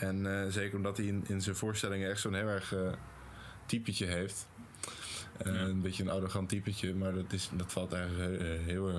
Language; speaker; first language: Dutch; native; Dutch